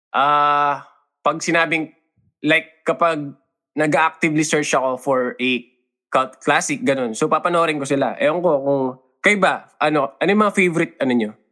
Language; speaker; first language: Filipino; native; Filipino